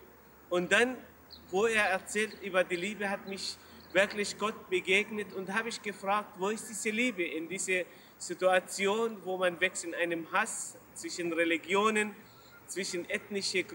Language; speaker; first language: German; non-native, learner; Arabic